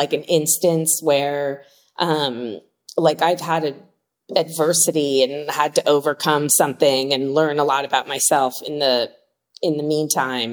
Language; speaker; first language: English; native; English